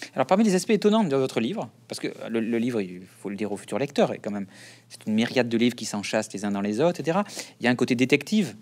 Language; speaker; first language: French; native; French